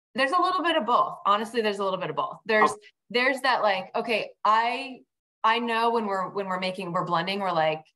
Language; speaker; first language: English; native; English